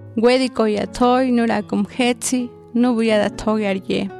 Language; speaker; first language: Spanish; non-native, local second language; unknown